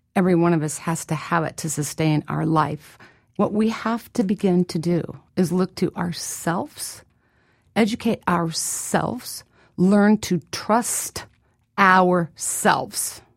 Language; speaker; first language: English; native; English